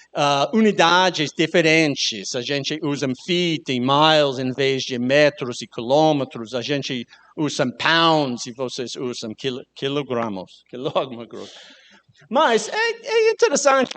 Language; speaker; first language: Portuguese; non-native, learner; English